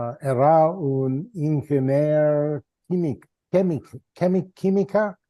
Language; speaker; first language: Spanish; non-native, learner; English